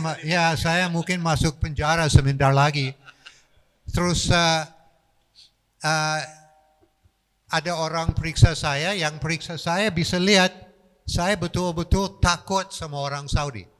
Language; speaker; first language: Indonesian; non-native, fluent; English